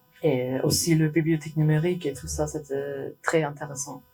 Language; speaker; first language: French; non-native, learner; German